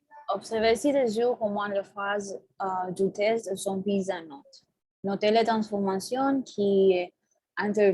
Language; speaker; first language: French; non-native, learner; Spanish